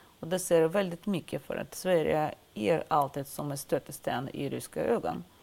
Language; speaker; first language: Swedish; non-native, fluent; Russian